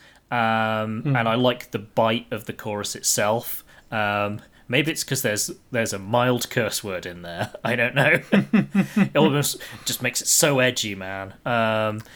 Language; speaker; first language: English; native; English